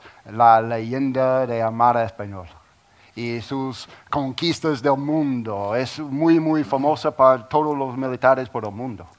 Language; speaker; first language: Spanish; non-native, learner; English